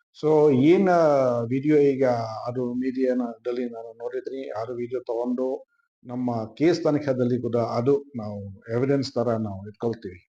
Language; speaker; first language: Kannada; non-native, fluent; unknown